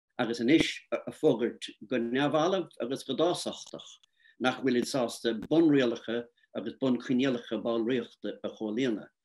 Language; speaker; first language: Irish; native; Irish